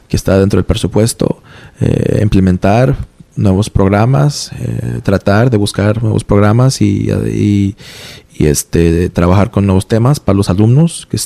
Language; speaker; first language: Spanish; early bilingual, heritage; Spanish